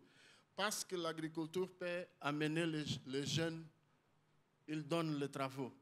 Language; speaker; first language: French; non-native, learner; Portuguese